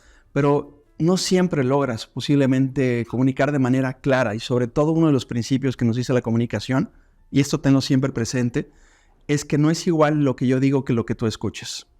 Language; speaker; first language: Spanish; native; Spanish